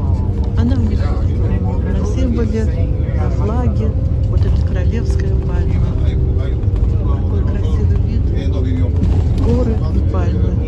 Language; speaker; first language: Russian; native; Russian